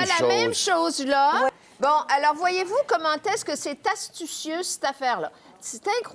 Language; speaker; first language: French; native; French